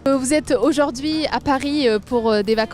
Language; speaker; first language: French; native; French